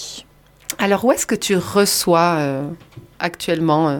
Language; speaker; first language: French; native; French